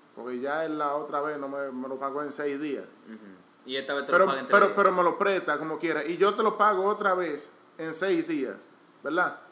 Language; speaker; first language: Spanish; native; Spanish